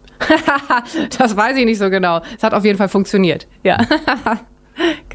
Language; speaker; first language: German; native; German